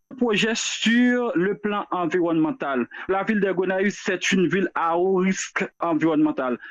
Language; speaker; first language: French; non-native, local second language; Haitian Creole